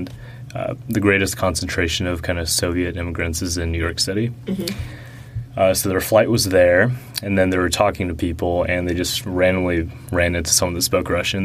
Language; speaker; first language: English; early bilingual, other home language; Russian